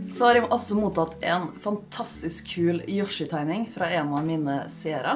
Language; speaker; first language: Norwegian; native; Norwegian